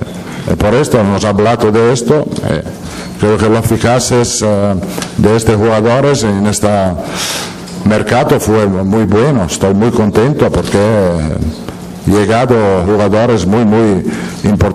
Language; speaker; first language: Spanish; non-native, fluent; Italian